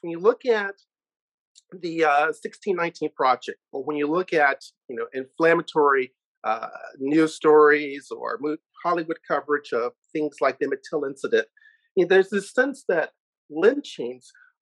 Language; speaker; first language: English; native; English